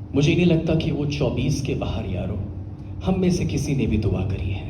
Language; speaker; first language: Hindi; non-native, local second language; Gujarati